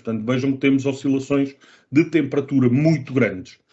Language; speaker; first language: Portuguese; native; Portuguese